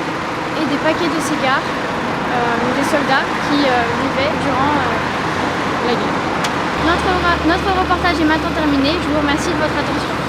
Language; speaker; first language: French; native; French